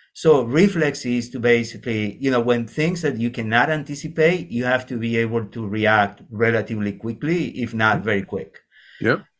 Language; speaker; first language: English; non-native, fluent; Spanish